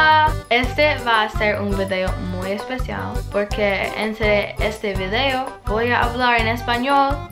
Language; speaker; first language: Spanish; non-native, learner; English